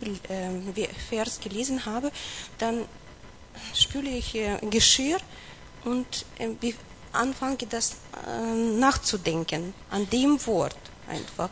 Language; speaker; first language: German; non-native, learner; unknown